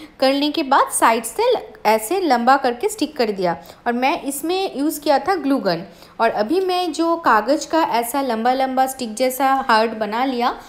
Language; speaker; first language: Hindi; non-native, local second language; Bangla